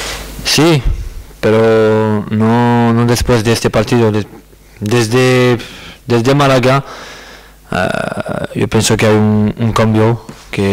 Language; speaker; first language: Spanish; non-native, learner; French